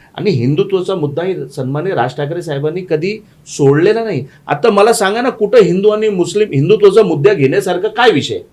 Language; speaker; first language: Marathi; non-native, local second language; Gujarati